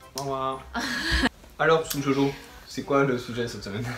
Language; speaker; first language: French; native; French